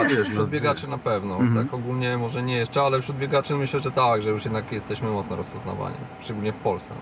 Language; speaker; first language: Polish; native; Polish